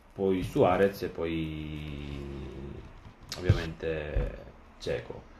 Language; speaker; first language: Italian; non-native, fluent; Arabic